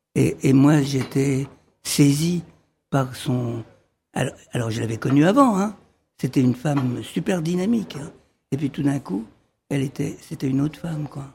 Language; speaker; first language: French; early bilingual, other home language; Arabic